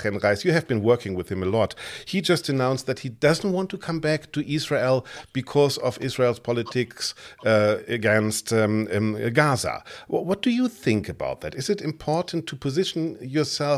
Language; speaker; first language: English; non-native, fluent; German